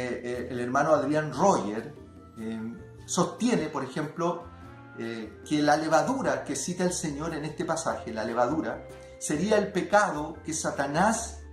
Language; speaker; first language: Spanish; native; Spanish